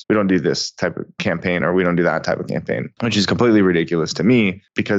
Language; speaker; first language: English; native; English